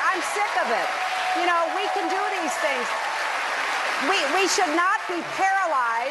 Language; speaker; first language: English; native; English